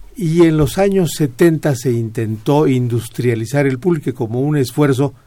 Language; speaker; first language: Spanish; native; Spanish